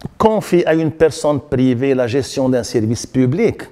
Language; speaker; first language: French; non-native, local second language; Arabic